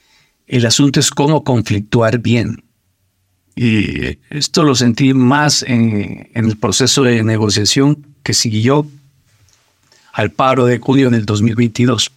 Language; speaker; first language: Spanish; native; Spanish